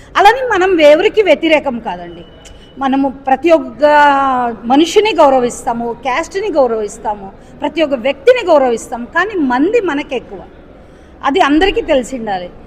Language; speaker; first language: Telugu; native; Telugu